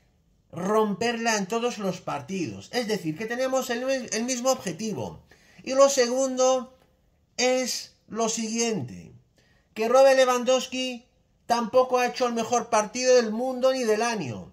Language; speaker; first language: Spanish; native; Spanish